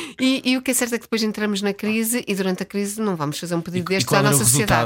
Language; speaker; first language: Portuguese; native; Portuguese